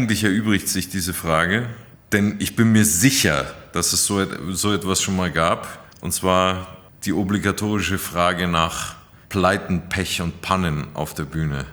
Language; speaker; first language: German; native; German